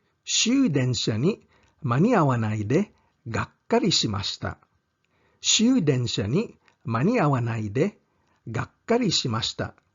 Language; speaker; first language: Japanese; non-native, fluent; English